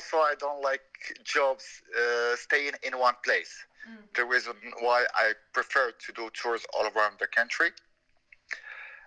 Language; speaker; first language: English; non-native, fluent; Arabic